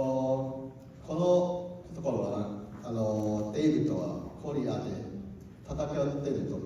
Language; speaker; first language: Japanese; non-native, learner; Cantonese